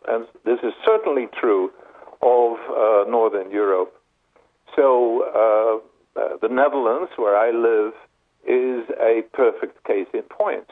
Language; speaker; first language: English; non-native, fluent; Dutch